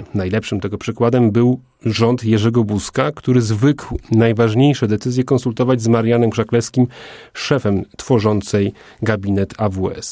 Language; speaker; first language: Polish; native; Polish